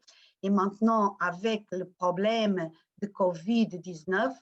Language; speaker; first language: French; non-native, fluent; Portuguese